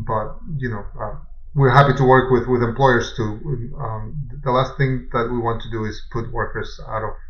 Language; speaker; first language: English; native; English